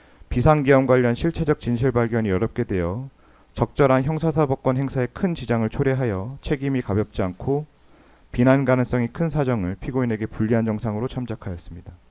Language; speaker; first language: Korean; native; Korean